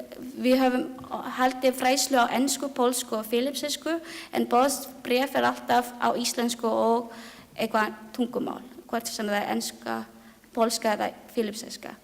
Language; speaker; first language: Icelandic; non-native, learner; Filipino